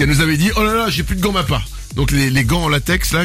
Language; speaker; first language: French; native; French